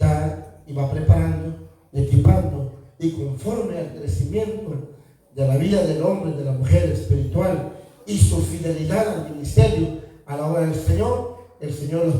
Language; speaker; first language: Spanish; native; Spanish